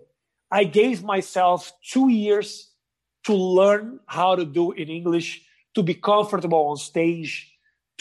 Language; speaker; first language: English; non-native, fluent; Portuguese